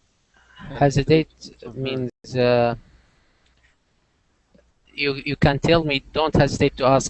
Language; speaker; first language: English; non-native, fluent; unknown